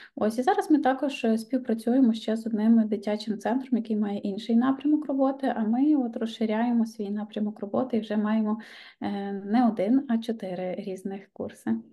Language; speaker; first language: Ukrainian; native; Ukrainian